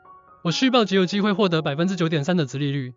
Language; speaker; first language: Chinese; native; Chinese